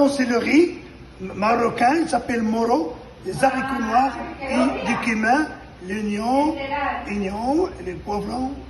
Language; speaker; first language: French; non-native, local second language; Arabic